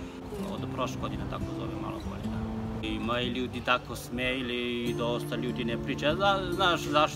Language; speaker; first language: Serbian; non-native, learner; Chinese